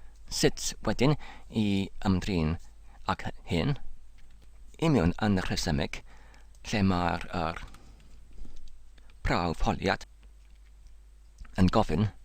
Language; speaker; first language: Welsh; non-native, learner; English